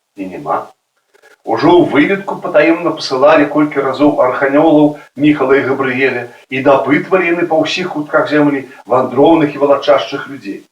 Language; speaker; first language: Belarusian; native; Belarusian